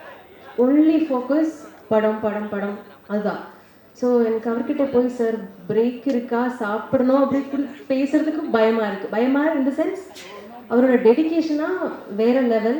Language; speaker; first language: Tamil; non-native, learner; Malayalam